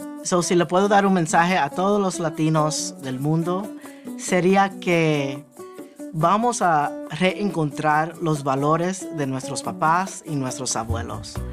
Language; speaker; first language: Spanish; early bilingual, heritage; Spanish